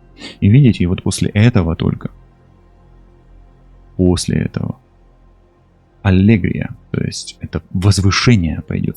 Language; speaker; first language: Russian; non-native, local second language; Ukrainian